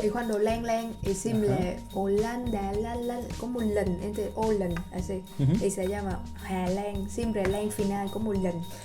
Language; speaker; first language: Spanish; non-native, learner; Vietnamese